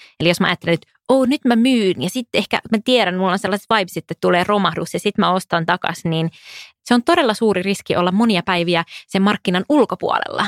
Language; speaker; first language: Finnish; non-native, local second language; Swedish